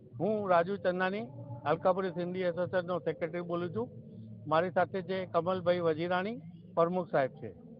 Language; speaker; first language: Gujarati; non-native, local second language; Sindhi